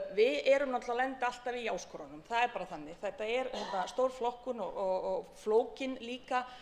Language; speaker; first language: Icelandic; non-native, fluent; Bosnian